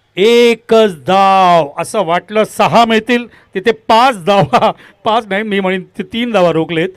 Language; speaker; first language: Marathi; non-native, local second language; Tamil